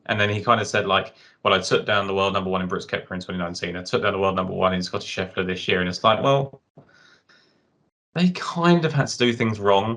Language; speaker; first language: English; native; English